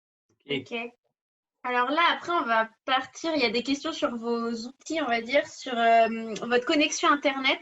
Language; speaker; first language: French; native; French